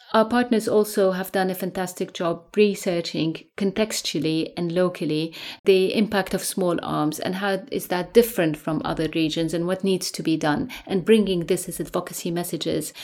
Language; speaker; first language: English; non-native, fluent; Arabic